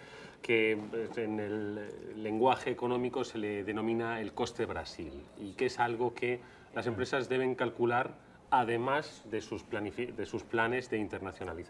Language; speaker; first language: Spanish; native; Spanish